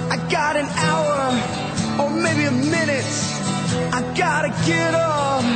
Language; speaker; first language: English; native; English